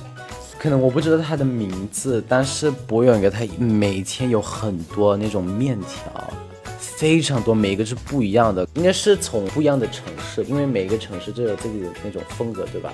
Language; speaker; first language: Chinese; non-native, fluent; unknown